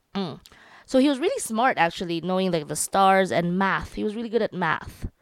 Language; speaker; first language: English; non-native, local second language; Cebuano